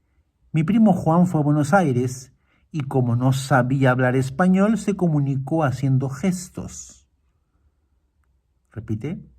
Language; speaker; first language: Spanish; non-native, fluent; Portuguese